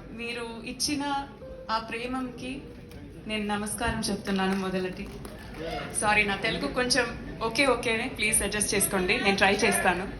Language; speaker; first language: Telugu; non-native, learner; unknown